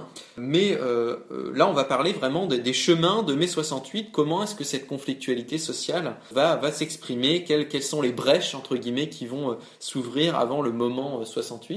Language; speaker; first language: French; native; French